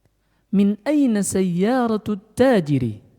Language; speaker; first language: Arabic; non-native, fluent; Indonesian